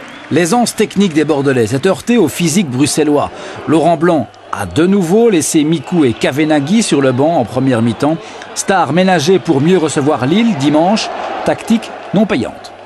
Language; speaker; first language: French; native; French